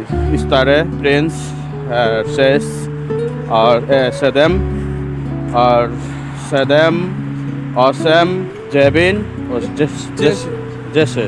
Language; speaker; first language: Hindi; non-native, learner; Nepali